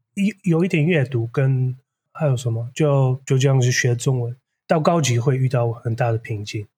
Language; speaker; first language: Chinese; non-native, fluent; Dutch